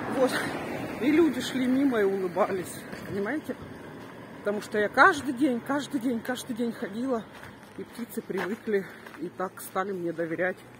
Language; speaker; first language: Russian; non-native, local second language; Tajik